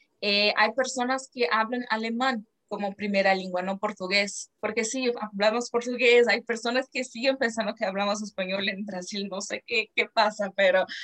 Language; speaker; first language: Spanish; non-native, fluent; Portuguese